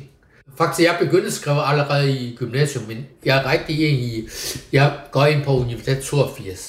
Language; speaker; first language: Danish; non-native, learner; Chinese